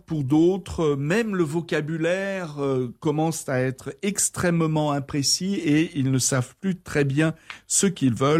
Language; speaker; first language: French; native; French